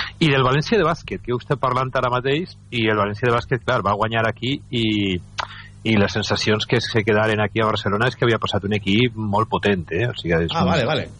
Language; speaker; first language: Catalan; native; Catalan